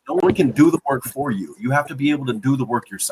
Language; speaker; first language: English; native; English